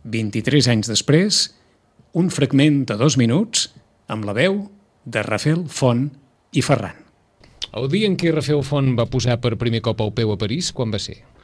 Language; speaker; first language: Catalan; native; Catalan